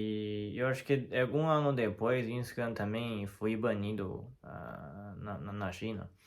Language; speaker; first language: Portuguese; non-native, fluent; Chinese